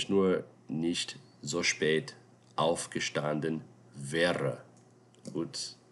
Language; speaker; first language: German; non-native, fluent; English